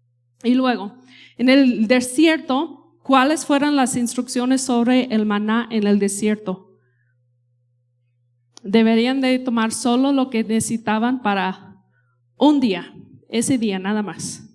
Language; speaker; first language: Spanish; non-native, fluent; English